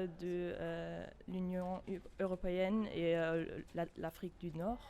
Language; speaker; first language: French; non-native, fluent; German